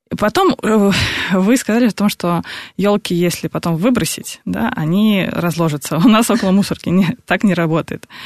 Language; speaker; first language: Russian; native; Russian